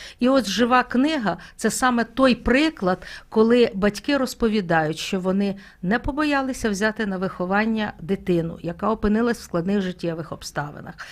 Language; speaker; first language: Ukrainian; native; Ukrainian